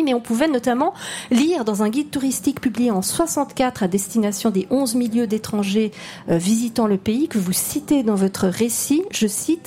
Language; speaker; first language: French; native; French